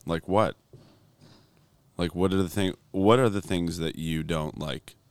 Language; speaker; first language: English; native; English